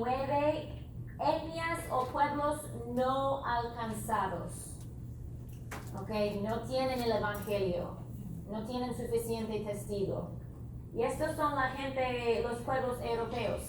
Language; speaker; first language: Spanish; non-native, fluent; English